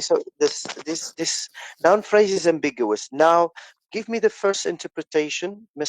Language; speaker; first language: English; non-native, fluent; Arabic